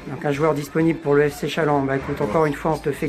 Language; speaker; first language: French; native; French